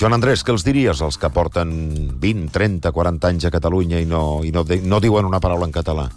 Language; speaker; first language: Catalan; native; Catalan